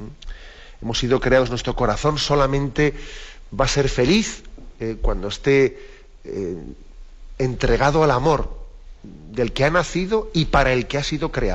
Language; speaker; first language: Spanish; native; Spanish